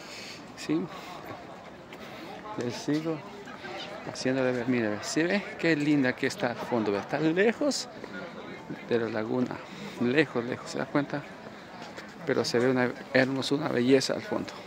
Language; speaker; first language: Spanish; native; Spanish